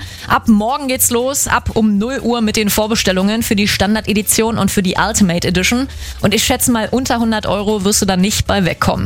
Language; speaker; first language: German; native; German